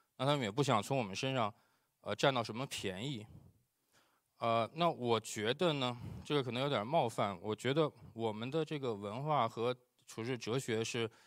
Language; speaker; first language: Chinese; native; Chinese